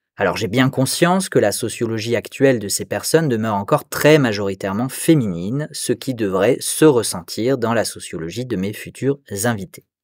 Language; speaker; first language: French; native; French